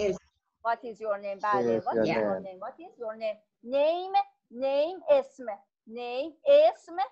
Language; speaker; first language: English; non-native, learner; Persian